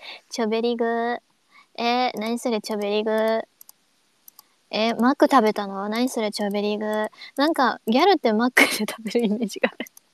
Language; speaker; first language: Japanese; early bilingual, other home language; English